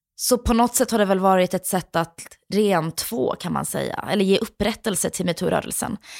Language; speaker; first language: Swedish; early bilingual, other home language; Bosnian